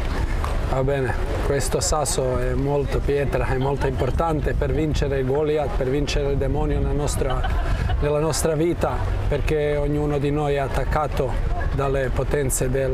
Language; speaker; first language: Italian; non-native, fluent; Croatian